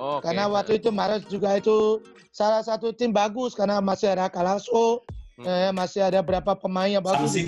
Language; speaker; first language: Indonesian; non-native, fluent; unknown